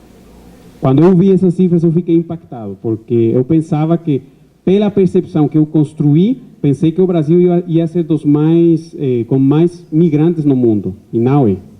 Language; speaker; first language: Portuguese; non-native, fluent; Spanish